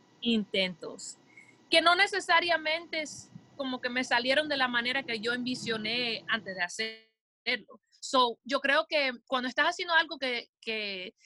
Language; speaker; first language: Spanish; early bilingual, heritage; Spanish